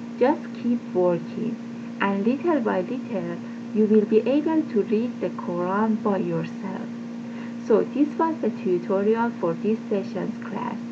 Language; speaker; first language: English; non-native, fluent; Persian